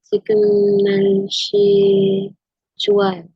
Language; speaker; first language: Korean; non-native, learner; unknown